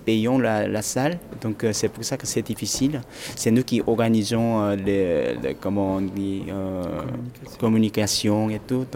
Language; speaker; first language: French; non-native, fluent; Korean